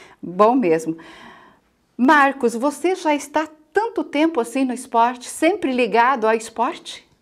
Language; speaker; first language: Portuguese; native; Portuguese